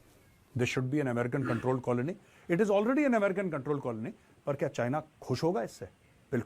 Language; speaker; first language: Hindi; native; Hindi